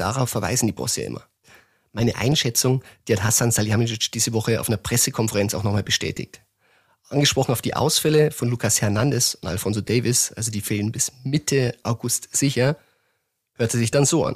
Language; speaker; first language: German; native; German